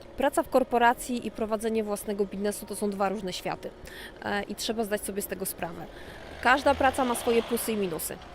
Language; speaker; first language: Polish; native; Polish